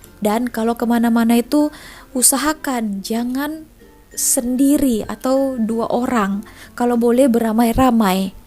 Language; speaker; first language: Indonesian; native; Indonesian